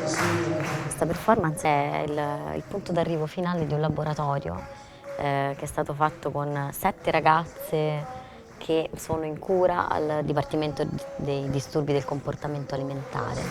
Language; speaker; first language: Italian; native; Italian